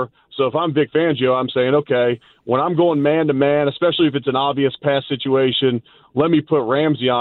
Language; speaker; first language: English; native; English